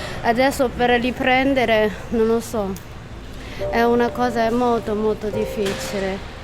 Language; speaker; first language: Italian; non-native, learner; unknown